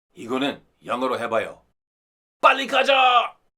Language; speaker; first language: Korean; non-native, fluent; English